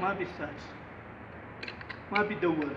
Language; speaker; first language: Arabic; non-native, learner; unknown